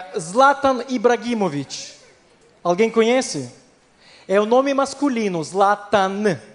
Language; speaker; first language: Portuguese; non-native, fluent; Ukrainian